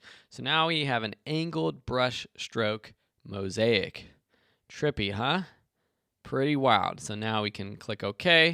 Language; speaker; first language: English; native; English